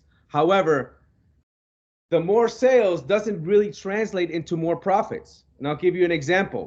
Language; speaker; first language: English; non-native, local second language; Spanish